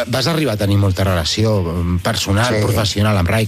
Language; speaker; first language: Catalan; native; Catalan